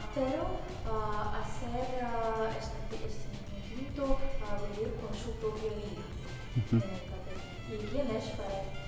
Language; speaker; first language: Spanish; non-native, learner; Russian